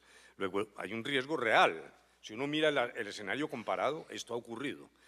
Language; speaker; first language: Spanish; native; Spanish